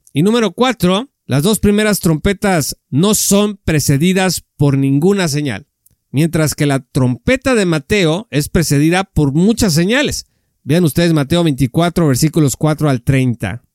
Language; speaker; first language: Spanish; native; Spanish